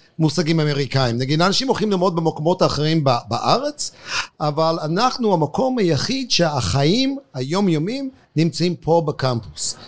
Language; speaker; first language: Hebrew; non-native, fluent; English